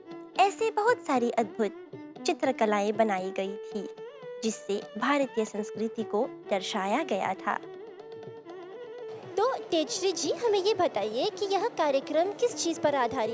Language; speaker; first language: Hindi; non-native, local second language; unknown